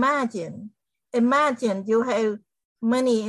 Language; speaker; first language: English; non-native, fluent; Khmer